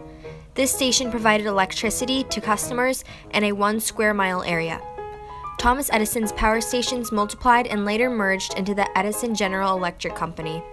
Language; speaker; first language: English; native; English